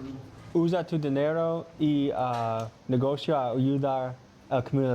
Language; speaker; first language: Spanish; non-native, learner; English